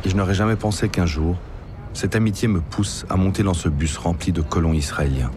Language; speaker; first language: French; early bilingual, other home language; Arabic